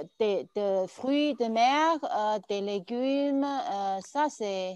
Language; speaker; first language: French; non-native, learner; Chinese